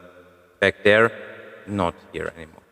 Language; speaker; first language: English; non-native, fluent; German